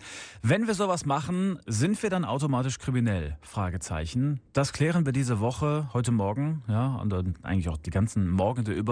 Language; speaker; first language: German; native; German